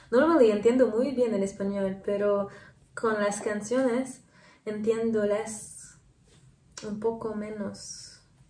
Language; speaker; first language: Spanish; non-native, learner; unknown